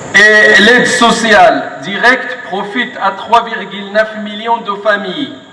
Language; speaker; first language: French; non-native, local second language; Arabic